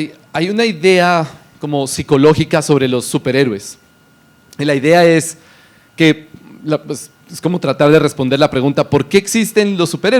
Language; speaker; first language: Spanish; native; Spanish